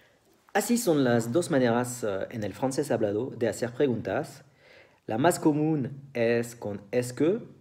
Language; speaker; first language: Spanish; non-native, fluent; French